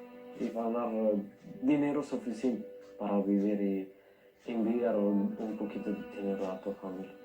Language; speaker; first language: Spanish; non-native, learner; Arabic